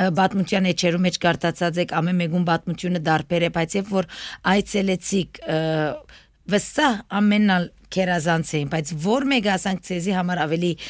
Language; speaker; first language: Armenian; early bilingual, heritage; Armenian